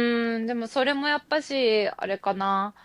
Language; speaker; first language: Japanese; native; Japanese